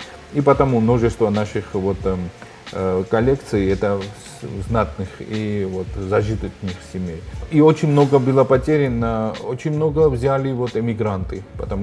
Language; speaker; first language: Russian; non-native, fluent; Georgian